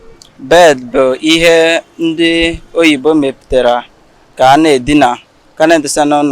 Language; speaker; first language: Igbo; native; Igbo